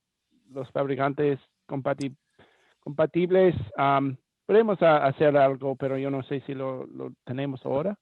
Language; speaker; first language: Spanish; non-native, learner; English